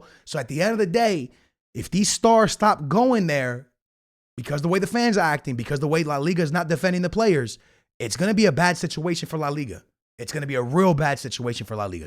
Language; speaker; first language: English; native; English